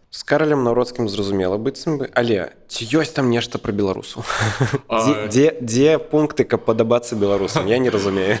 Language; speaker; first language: Belarusian; native; Belarusian